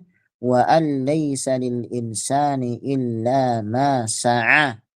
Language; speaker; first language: Arabic; non-native, fluent; Indonesian